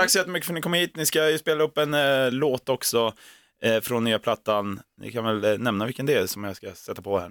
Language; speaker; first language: Swedish; native; Swedish